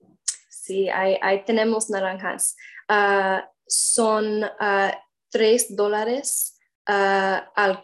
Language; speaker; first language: Spanish; non-native, learner; English